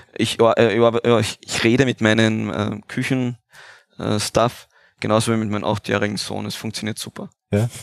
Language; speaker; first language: German; native; German